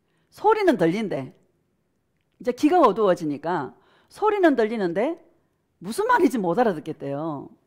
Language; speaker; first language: Korean; native; Korean